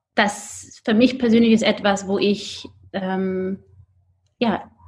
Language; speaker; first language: German; native; German